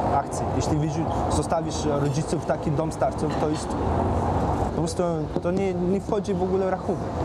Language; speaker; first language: Polish; non-native, fluent; Mongolian